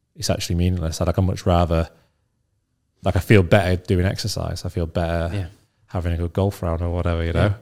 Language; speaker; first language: English; native; English